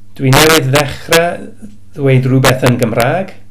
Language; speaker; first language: Welsh; non-native, learner; English